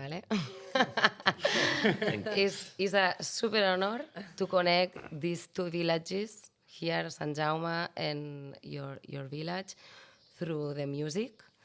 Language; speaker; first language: English; non-native, fluent; Catalan